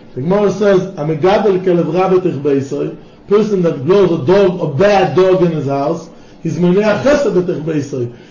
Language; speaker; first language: English; non-native, fluent; Hebrew